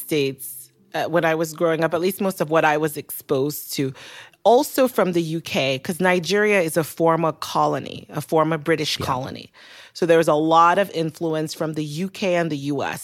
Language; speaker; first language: English; non-native, local second language; Yoruba